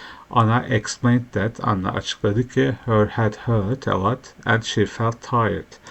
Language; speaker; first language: English; non-native, fluent; Turkish